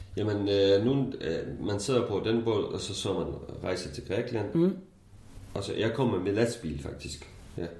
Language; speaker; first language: Danish; non-native, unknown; Kurdish